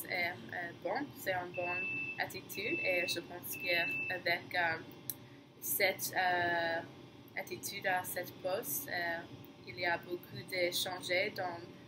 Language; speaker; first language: French; non-native, learner; English